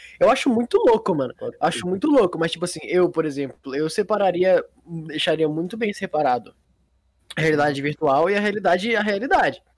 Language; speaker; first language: Portuguese; native; Portuguese